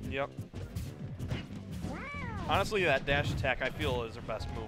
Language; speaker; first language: English; native; English